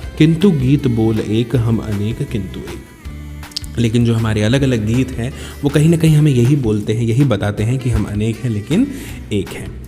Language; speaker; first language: Hindi; native; Hindi